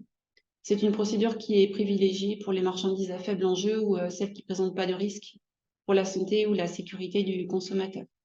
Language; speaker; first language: French; native; French